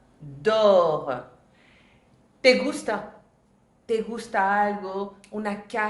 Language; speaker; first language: Spanish; non-native, fluent; French